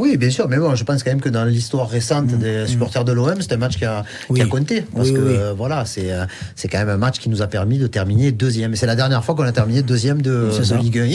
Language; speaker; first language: French; native; French